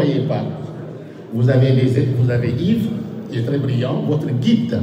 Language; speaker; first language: French; non-native, local second language; Wolof